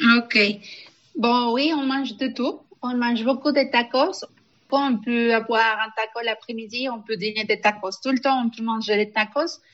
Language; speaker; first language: French; non-native, fluent; Spanish